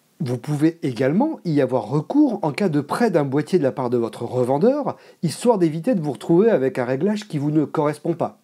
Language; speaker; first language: French; native; French